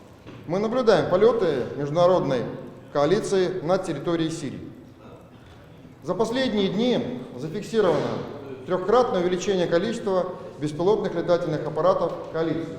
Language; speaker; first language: Russian; native; Russian